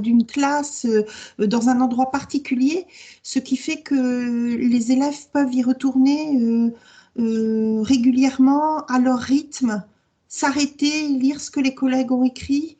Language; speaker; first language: French; native; French